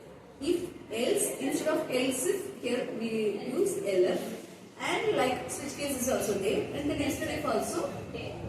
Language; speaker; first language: English; non-native, local second language; Tamil